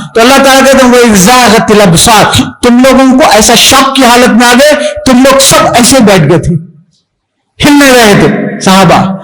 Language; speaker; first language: Urdu; native; Urdu